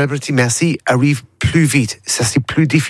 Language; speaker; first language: French; non-native, learner; English